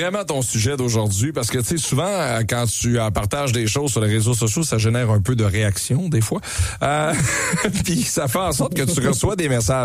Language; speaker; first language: French; native; French